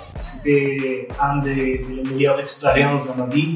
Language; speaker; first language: French; non-native, learner; Spanish